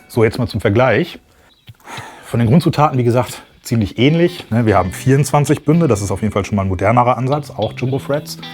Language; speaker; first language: German; native; German